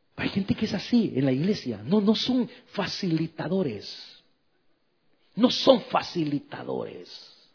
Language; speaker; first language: Spanish; native; Spanish